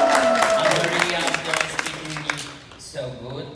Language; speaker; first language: English; non-native, learner; Spanish